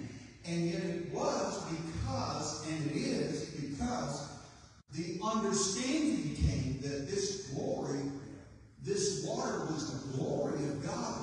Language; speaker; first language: English; native; English